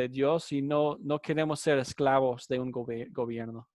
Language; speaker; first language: Spanish; non-native, fluent; English